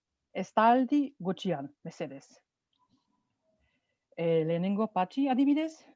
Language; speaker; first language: Basque; non-native, fluent; Slovenian